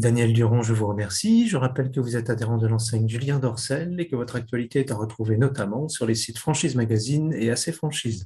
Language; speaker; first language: French; native; French